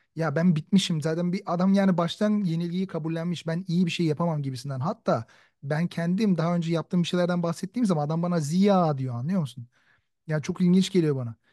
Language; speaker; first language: Turkish; native; Turkish